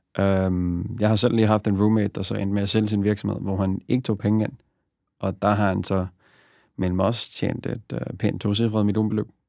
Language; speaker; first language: Danish; early bilingual, other home language; Bosnian